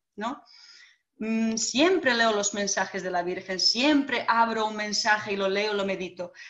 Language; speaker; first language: Spanish; non-native, fluent; Bosnian